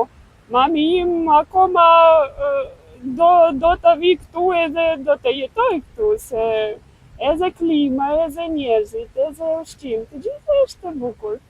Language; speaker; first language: Albanian; non-native, learner; Russian